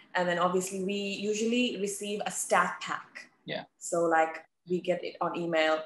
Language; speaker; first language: English; native; English